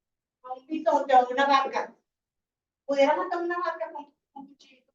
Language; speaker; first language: Spanish; native; Spanish